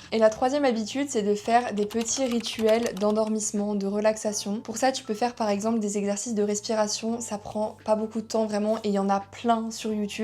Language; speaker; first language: French; native; French